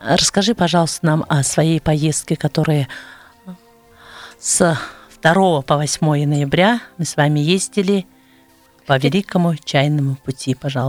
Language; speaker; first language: Russian; non-native, local second language; Buriat